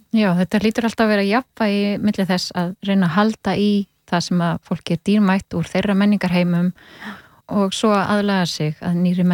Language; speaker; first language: Icelandic; native; Icelandic